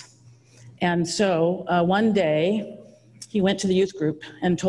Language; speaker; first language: English; native; English